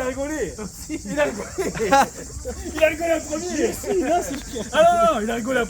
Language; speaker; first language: French; native; French